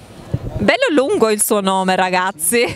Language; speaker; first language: Italian; native; Italian